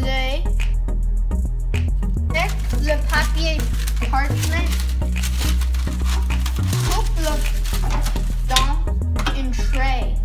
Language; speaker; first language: French; non-native, learner; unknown